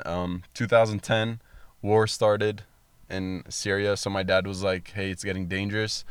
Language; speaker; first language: English; early bilingual, other home language; Arabic